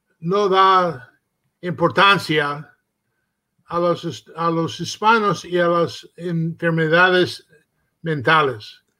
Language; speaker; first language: Spanish; early bilingual, heritage; Spanish